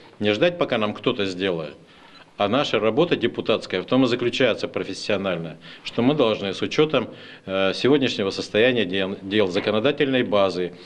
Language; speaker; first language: Russian; native; Russian